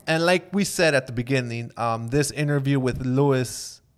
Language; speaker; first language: English; native; English